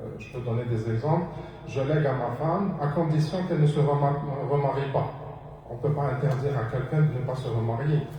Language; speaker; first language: French; non-native, local second language; Arabic